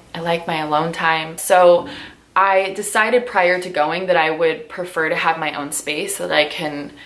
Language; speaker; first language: English; native; English